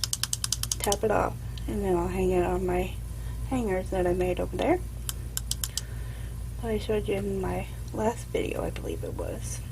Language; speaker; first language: English; native; English